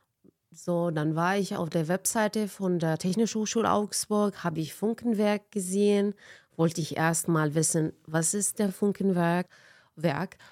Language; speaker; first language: German; non-native, fluent; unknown